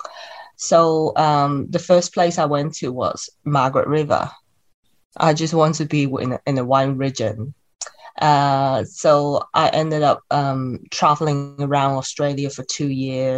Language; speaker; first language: English; non-native, local second language; Cantonese